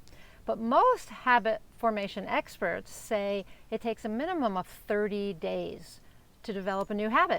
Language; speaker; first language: English; native; English